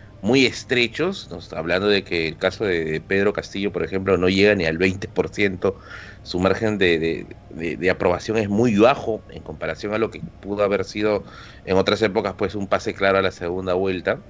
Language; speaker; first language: Spanish; native; Spanish